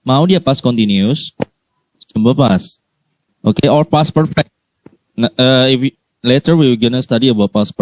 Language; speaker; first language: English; non-native, learner; Indonesian